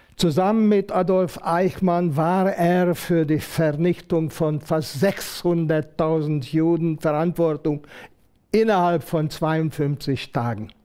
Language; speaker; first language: German; non-native, fluent; Hungarian